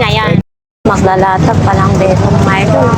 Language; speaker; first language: Filipino; native; Filipino